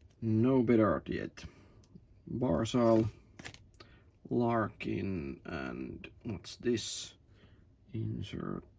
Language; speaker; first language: English; non-native, learner; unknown